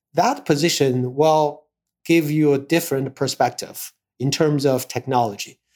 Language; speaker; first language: English; non-native, fluent; Chinese